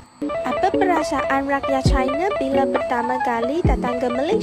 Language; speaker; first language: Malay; non-native, fluent; Chinese